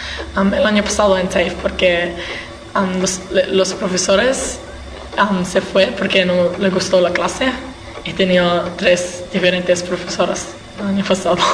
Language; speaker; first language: Spanish; early bilingual, heritage; English